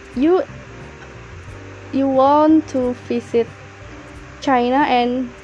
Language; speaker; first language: English; non-native, learner; Indonesian